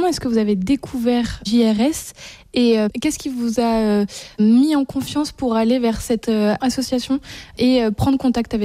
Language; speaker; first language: French; native; French